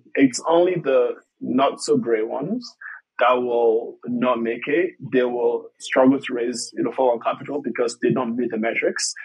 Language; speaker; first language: English; non-native, fluent; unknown